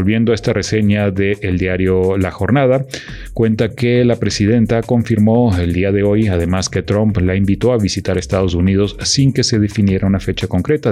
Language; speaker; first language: Spanish; native; Spanish